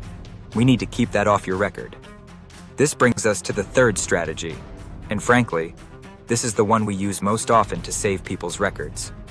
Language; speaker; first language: English; native; English